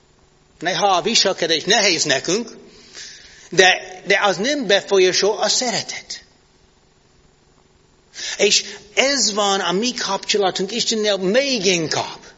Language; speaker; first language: Hungarian; non-native, fluent; English